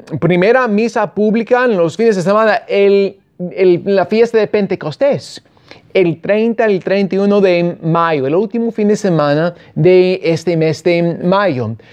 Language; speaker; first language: Spanish; non-native, fluent; English